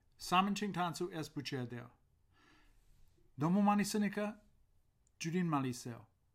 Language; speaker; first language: Korean; non-native, learner; English